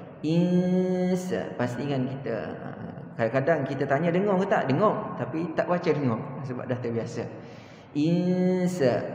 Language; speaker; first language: Malay; native; Malay